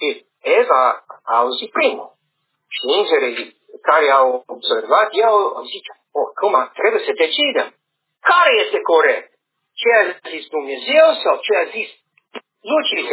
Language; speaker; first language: Romanian; non-native, learner; English